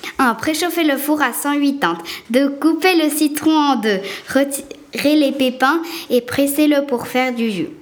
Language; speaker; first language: French; native; French